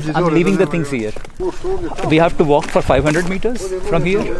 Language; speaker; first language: English; non-native, fluent; Hindi